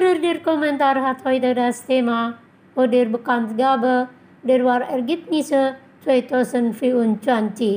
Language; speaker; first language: German; non-native, fluent; Indonesian